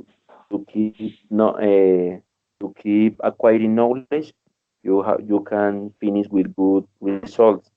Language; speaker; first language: English; non-native, learner; Spanish